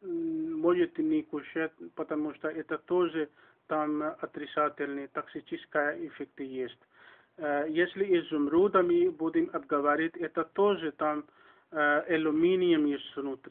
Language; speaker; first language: Russian; non-native, learner; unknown